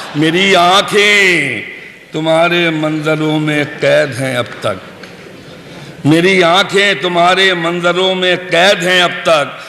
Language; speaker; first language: Urdu; native; Urdu